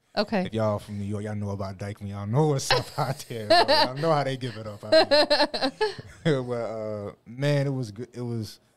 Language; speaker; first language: English; native; English